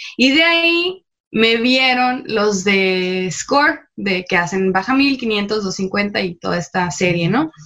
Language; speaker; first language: Spanish; native; Spanish